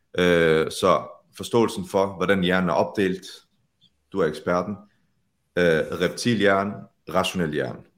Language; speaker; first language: Danish; early bilingual, other home language; Arabic